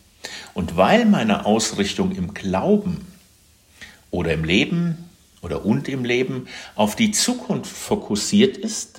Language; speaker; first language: German; native; German